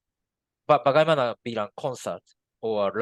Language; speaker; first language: Indonesian; non-native, learner; Japanese